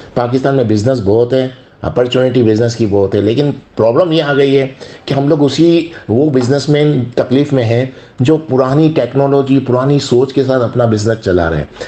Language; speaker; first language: Urdu; non-native, local second language; Sindhi